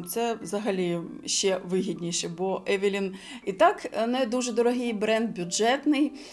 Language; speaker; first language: Ukrainian; non-native, local second language; Russian